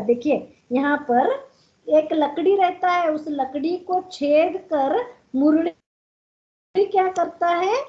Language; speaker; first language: Hindi; non-native, local second language; Kannada